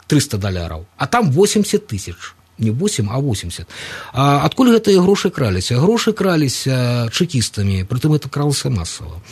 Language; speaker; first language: Belarusian; non-native, local second language; Russian